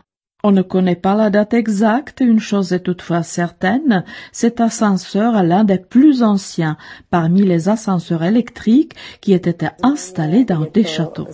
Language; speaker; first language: French; non-native, fluent; Czech